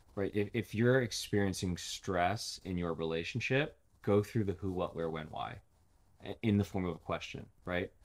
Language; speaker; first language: English; native; English